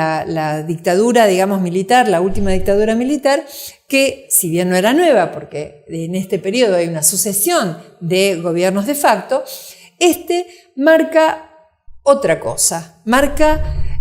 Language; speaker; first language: Spanish; native; Spanish